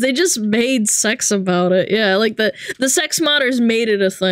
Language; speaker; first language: English; native; English